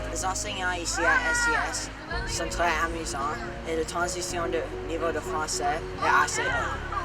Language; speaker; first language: French; non-native, learner; English